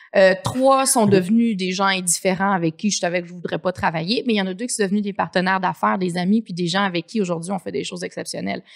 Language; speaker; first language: French; native; French